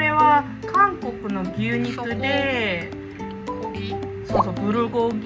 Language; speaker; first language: Japanese; non-native, fluent; Korean